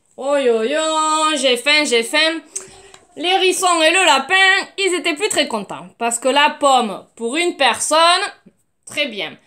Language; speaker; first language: French; native; French